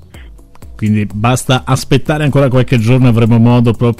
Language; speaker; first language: Italian; native; Italian